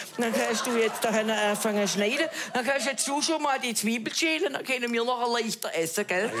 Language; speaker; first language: German; native; German